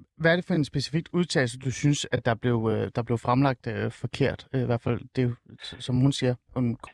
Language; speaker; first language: Danish; early bilingual, other home language; Persian